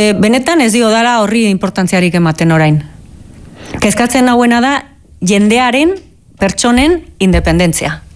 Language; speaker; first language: Basque; non-native, local second language; Spanish